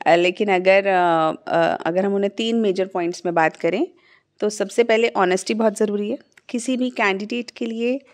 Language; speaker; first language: Hindi; native; Hindi